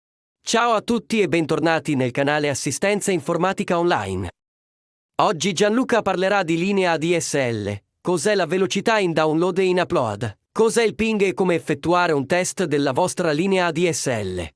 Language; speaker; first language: Italian; native; Italian